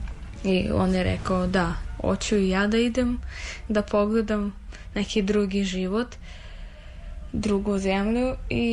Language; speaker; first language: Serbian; non-native, fluent; Russian